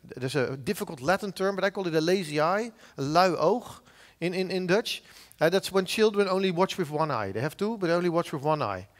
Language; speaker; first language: English; non-native, fluent; Dutch